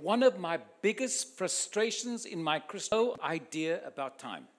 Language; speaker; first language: English; native; English